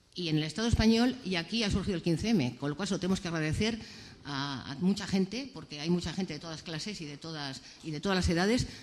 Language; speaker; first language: Spanish; native; Spanish